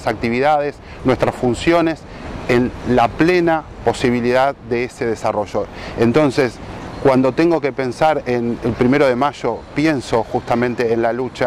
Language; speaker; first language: Spanish; native; Spanish